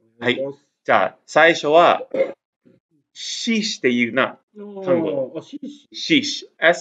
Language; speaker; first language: Japanese; non-native, learner; English